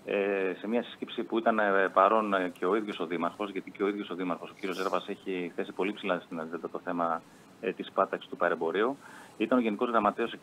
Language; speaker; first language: Greek; native; Greek